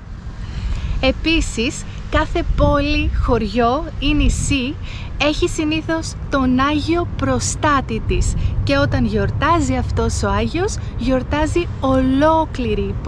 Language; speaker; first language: Greek; native; Greek